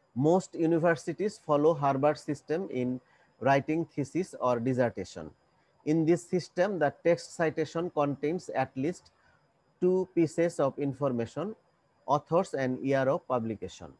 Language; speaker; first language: English; non-native, local second language; Bangla